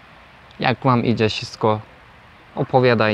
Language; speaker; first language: Polish; non-native, fluent; Turkish